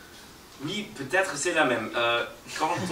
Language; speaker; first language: French; non-native, fluent; English